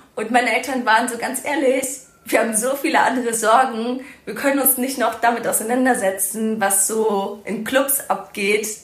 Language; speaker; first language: German; early bilingual, other home language; Persian